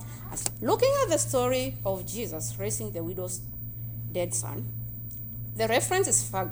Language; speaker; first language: English; non-native, local second language; Kamba